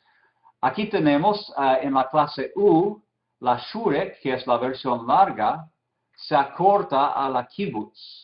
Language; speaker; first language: Spanish; non-native, fluent; English